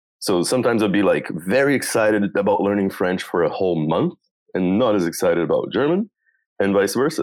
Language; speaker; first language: English; non-native, fluent; Portuguese